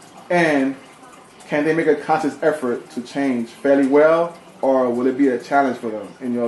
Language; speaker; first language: English; native; English